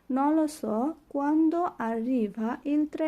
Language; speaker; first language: Italian; non-native, learner; Bangla